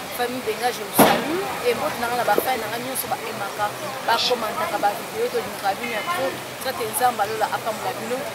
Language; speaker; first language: Lingala; native; Lingala